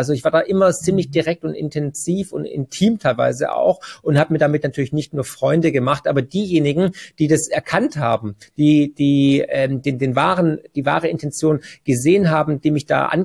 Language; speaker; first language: German; native; German